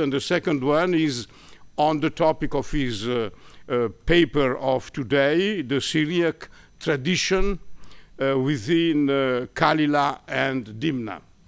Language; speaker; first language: English; non-native, fluent; Italian